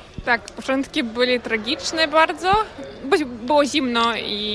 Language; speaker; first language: Polish; non-native, fluent; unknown